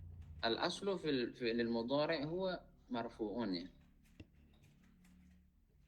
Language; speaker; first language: Arabic; non-native, fluent; Indonesian